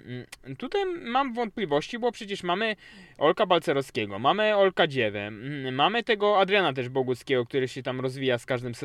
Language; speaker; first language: Polish; native; Polish